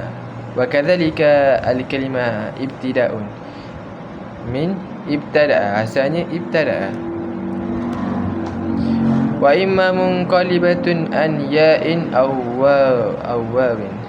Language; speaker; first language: Arabic; non-native, learner; Malay